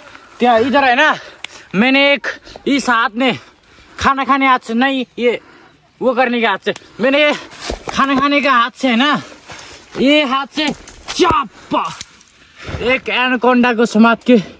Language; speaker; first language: Hindi; non-native, learner; Nepali